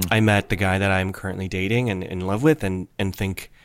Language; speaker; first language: English; native; English